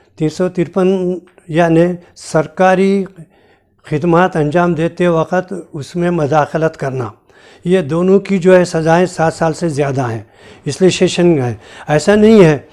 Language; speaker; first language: Hindi; non-native, local second language; Urdu